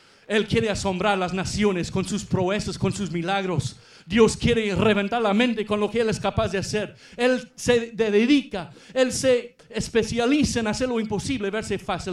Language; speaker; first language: Spanish; non-native, fluent; English